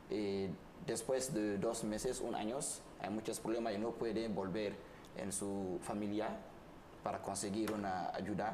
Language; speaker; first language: Spanish; non-native, learner; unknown